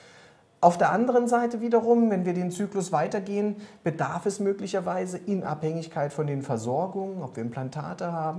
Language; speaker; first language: German; native; German